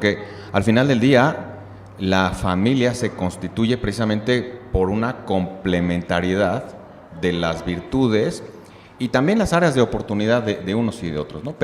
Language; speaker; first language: Spanish; native; Spanish